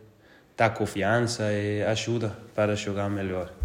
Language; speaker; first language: Portuguese; non-native, learner; Danish